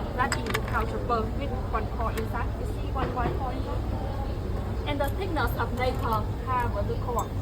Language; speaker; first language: English; non-native, learner; Vietnamese